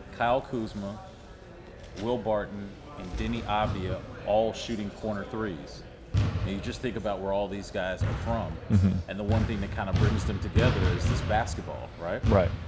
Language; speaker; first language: English; native; English